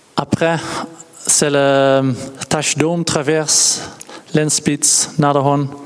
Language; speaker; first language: French; non-native, learner; Dutch